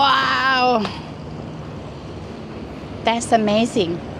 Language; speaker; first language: English; non-native, learner; Thai